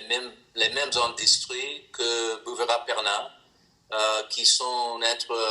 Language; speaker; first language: French; non-native, learner; English